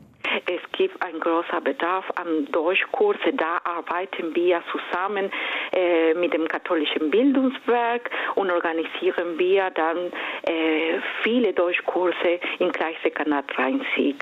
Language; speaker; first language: German; non-native, fluent; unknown